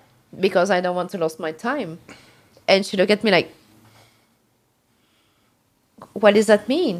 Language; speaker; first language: English; non-native, fluent; French